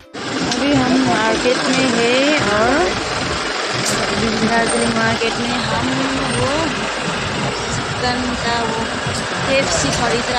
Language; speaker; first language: Hindi; non-native, local second language; Nepali